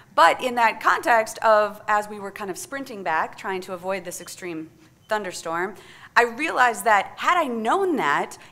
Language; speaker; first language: English; native; English